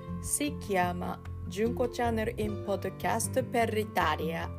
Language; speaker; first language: Italian; non-native, fluent; Japanese